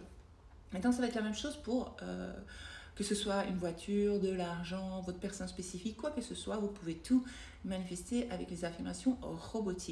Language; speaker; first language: French; native; French